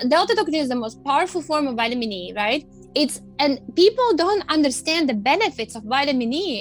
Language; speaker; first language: English; non-native, fluent; Latvian